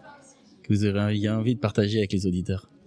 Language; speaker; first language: French; native; French